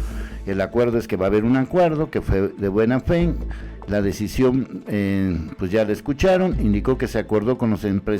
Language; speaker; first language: Spanish; native; Spanish